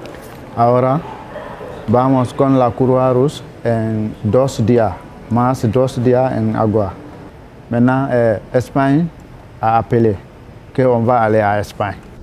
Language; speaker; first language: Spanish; non-native, learner; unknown